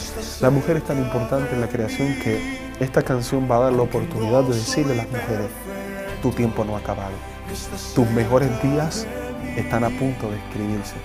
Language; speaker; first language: Spanish; native; Spanish